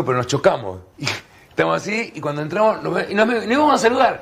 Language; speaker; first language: Spanish; native; Spanish